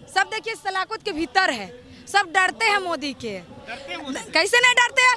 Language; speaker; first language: Hindi; native; Hindi